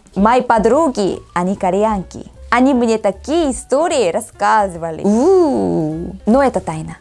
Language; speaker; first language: Russian; non-native, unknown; Korean